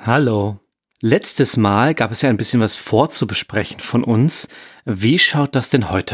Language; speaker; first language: German; native; German